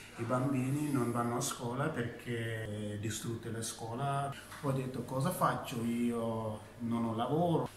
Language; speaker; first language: Italian; non-native, learner; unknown